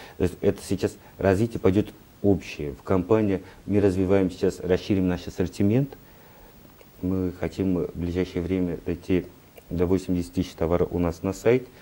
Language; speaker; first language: Russian; non-native, learner; Portuguese